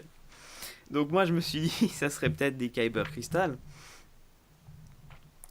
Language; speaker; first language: French; native; French